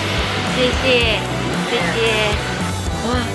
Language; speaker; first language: Chinese; non-native, learner; Korean